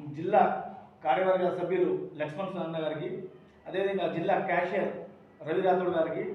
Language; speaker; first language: Telugu; non-native, local second language; Lambadi